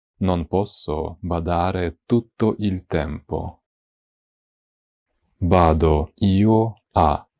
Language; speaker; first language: Italian; non-native, fluent; Ukrainian